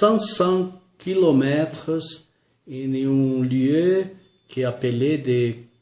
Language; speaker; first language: French; non-native, learner; Portuguese